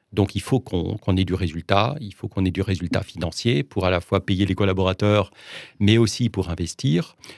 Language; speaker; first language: French; non-native, local second language; Swiss German